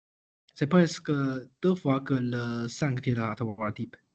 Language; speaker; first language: French; non-native, learner; Chinese